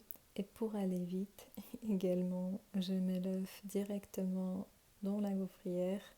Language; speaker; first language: French; non-native, fluent; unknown